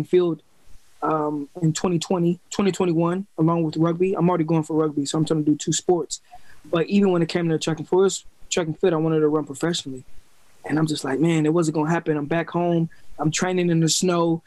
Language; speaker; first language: English; native; English